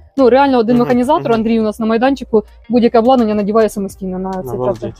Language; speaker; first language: Ukrainian; native; Ukrainian